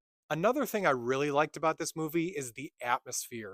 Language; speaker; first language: English; native; English